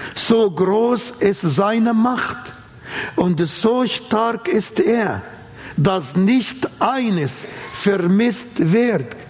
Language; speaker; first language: German; non-native, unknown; Arabic